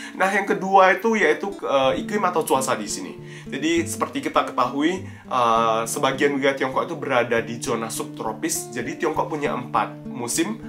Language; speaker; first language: Indonesian; native; Indonesian